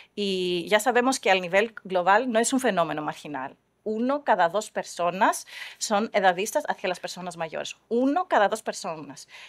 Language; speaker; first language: Spanish; non-native, fluent; Greek